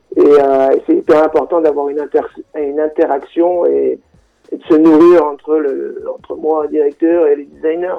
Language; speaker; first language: French; native; French